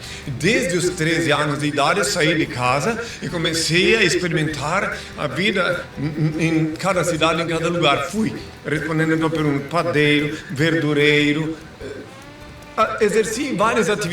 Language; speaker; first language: Portuguese; native; Portuguese